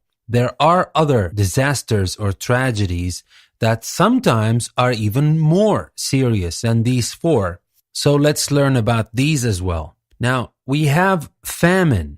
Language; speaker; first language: English; non-native, fluent; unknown